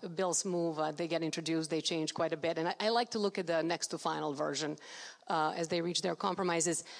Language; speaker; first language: English; non-native, fluent; Serbian